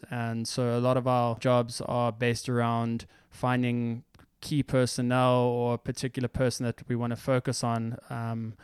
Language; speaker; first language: English; native; English